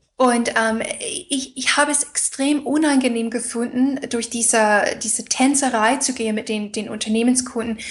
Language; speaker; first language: German; non-native, fluent; English